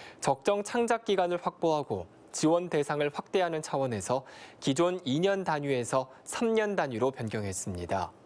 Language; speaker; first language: Korean; native; Korean